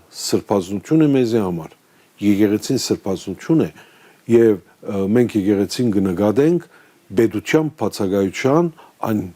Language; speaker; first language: Armenian; early bilingual, heritage; Armenian